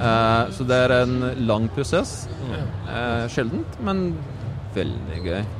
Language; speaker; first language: Norwegian; non-native, fluent; Polish